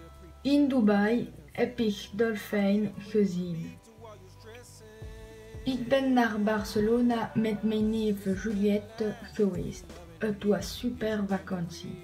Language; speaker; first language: Dutch; non-native, learner; French